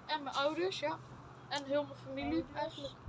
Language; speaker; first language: Dutch; early bilingual, other home language; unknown